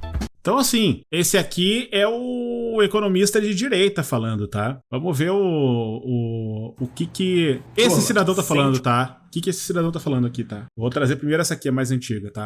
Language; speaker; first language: Portuguese; native; Portuguese